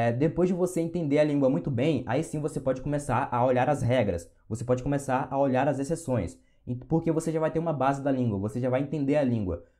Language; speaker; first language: Portuguese; native; Portuguese